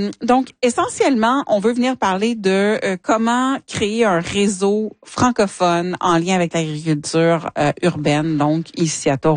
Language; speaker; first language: French; native; French